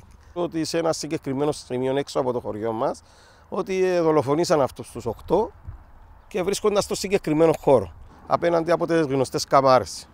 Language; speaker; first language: Greek; native; Greek